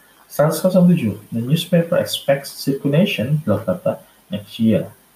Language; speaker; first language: English; non-native, fluent; Indonesian